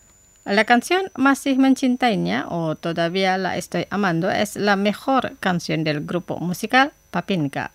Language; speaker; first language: Spanish; non-native, fluent; Indonesian